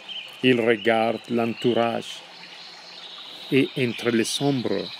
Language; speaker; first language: French; non-native, learner; Spanish